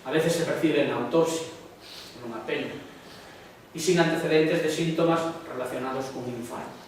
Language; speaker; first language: Spanish; non-native, local second language; Galician